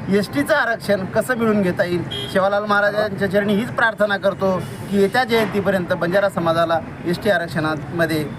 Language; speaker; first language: Marathi; non-native, local second language; Lambadi